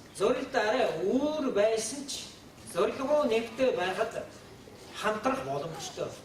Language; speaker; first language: Mongolian; non-native, fluent; Japanese